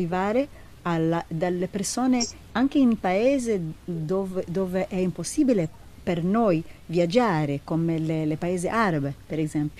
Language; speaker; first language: Italian; non-native, learner; Hebrew